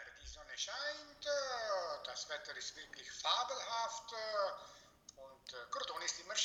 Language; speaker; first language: German; non-native, fluent; Italian